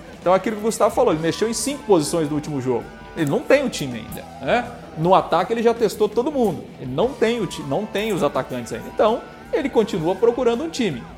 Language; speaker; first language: Portuguese; native; Portuguese